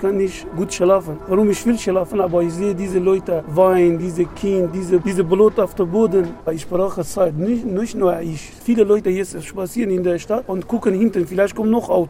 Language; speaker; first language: German; non-native, learner; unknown